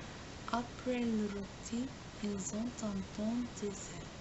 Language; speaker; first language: French; non-native, learner; English